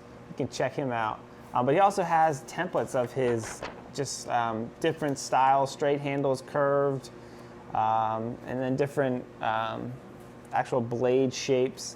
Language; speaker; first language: English; native; English